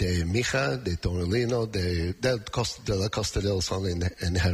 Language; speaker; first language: Spanish; non-native, learner; English